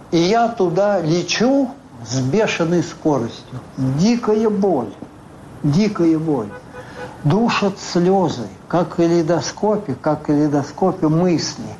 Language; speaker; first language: Russian; native; Russian